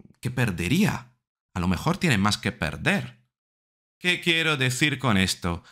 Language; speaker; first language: Spanish; non-native, fluent; Italian